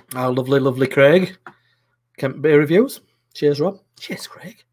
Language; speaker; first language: English; native; English